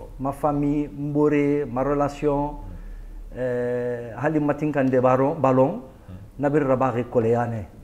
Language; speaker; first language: French; non-native, local second language; Arabic